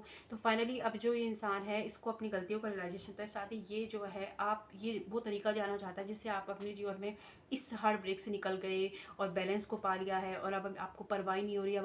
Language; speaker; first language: Hindi; native; Hindi